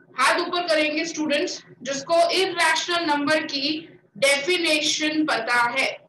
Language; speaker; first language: Hindi; native; Hindi